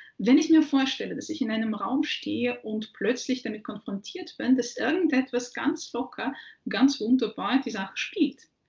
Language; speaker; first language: German; early bilingual, other home language; Russian